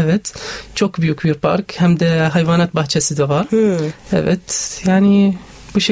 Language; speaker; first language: Turkish; non-native, learner; Arabic